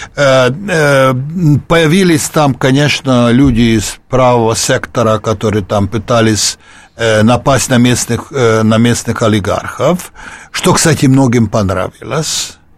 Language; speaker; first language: Russian; non-native, fluent; Hungarian